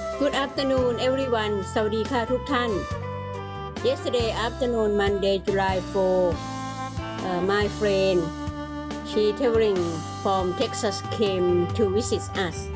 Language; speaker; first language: English; non-native, learner; Thai